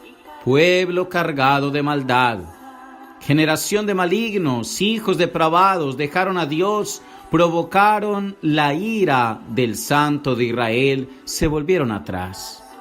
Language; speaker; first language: Spanish; native; Spanish